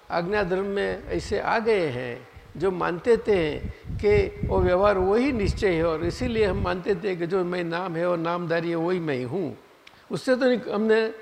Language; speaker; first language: Hindi; non-native, local second language; Gujarati